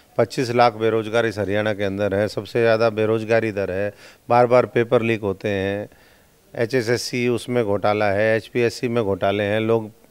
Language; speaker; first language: Hindi; native; Hindi